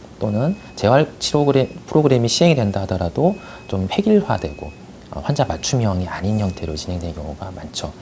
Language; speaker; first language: Korean; native; Korean